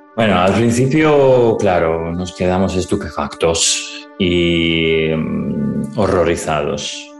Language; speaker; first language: Spanish; non-native, fluent; Ukrainian